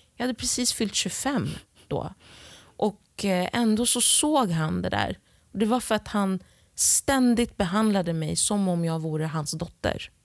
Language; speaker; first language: Swedish; early bilingual, other home language; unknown